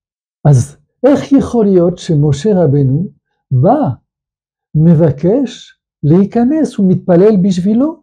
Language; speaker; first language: Hebrew; non-native, fluent; French